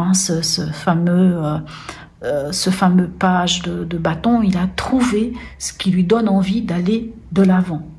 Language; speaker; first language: French; native; French